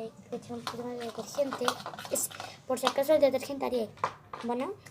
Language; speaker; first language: Spanish; native; Spanish